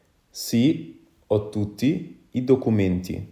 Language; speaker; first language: Italian; non-native, fluent; Wolof